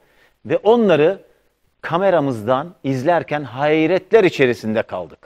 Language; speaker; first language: Turkish; native; Turkish